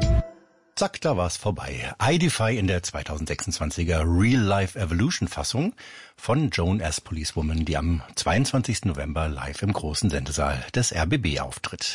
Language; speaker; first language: German; native; German